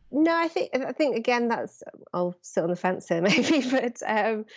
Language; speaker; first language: English; native; English